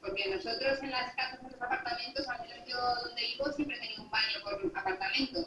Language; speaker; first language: Spanish; native; Spanish